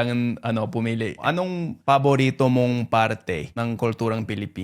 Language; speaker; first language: Filipino; non-native, fluent; English